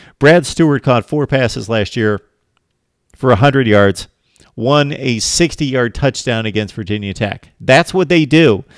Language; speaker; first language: English; native; English